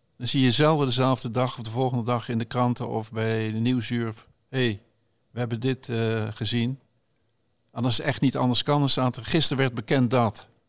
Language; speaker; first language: Dutch; native; Dutch